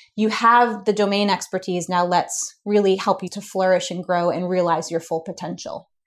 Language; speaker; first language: English; native; English